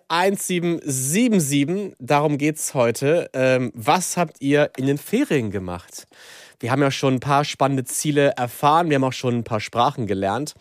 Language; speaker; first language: German; native; German